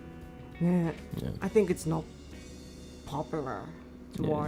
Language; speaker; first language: English; non-native, learner; Japanese